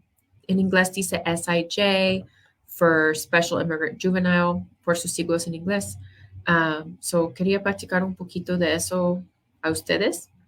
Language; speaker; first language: Spanish; non-native, fluent; English